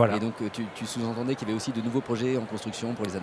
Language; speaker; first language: French; native; French